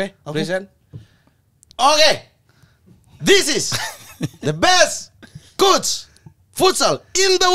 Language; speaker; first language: English; non-native, learner; Indonesian